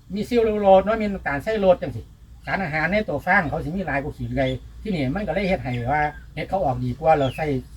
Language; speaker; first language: Thai; native; Thai